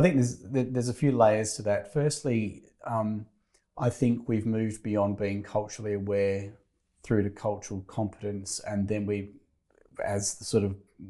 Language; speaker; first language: English; native; English